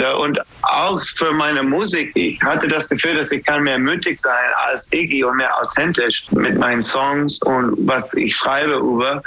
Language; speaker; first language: German; non-native, fluent; English